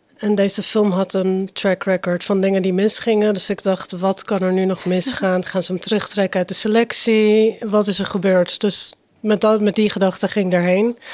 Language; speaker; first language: Dutch; early bilingual, other home language; Persian